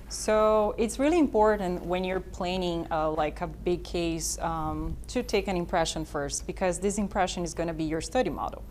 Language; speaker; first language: English; non-native, fluent; Portuguese